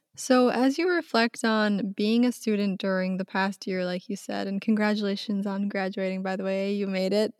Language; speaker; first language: English; native; English